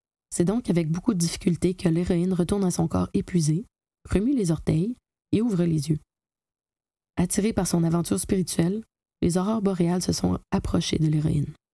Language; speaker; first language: French; native; French